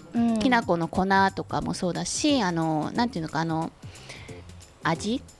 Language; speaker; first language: Japanese; non-native, fluent; Korean